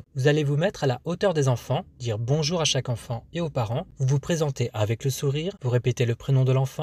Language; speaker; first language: French; native; French